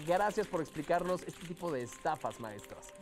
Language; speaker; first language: Spanish; native; Spanish